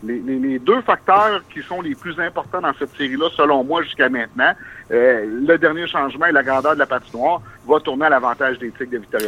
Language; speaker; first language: French; native; French